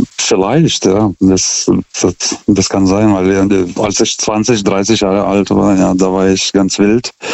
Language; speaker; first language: German; non-native, fluent; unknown